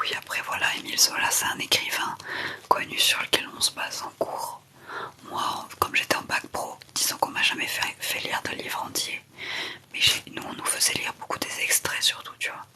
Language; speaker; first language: French; native; French